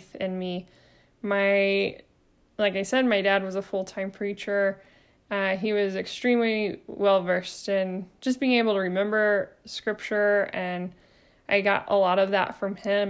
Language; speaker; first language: English; native; English